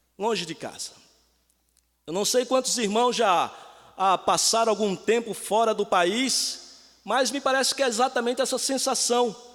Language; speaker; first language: Portuguese; native; Portuguese